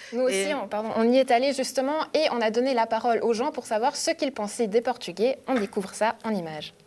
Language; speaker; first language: French; native; French